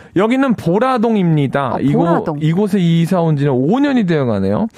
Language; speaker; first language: Korean; native; Korean